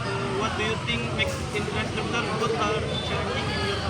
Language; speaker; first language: English; non-native, learner; Indonesian